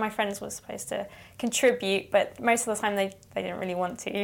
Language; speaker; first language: English; native; English